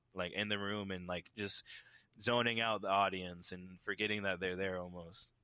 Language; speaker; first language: English; native; English